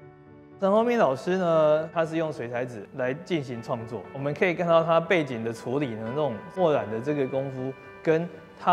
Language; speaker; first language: Chinese; native; Chinese